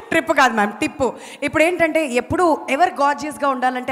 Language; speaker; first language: Telugu; native; Telugu